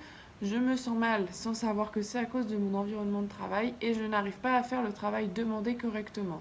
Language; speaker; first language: French; native; French